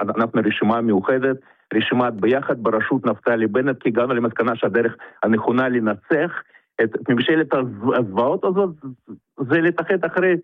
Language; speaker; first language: Hebrew; non-native, fluent; Russian